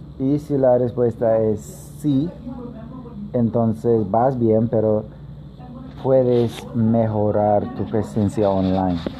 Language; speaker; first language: Spanish; non-native, learner; English